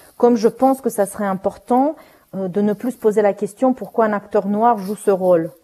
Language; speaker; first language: French; non-native, fluent; Romanian